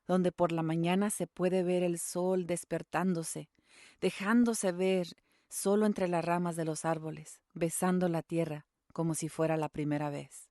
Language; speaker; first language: Spanish; early bilingual, heritage; Spanish